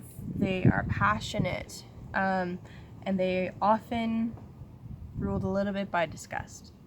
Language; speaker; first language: English; native; English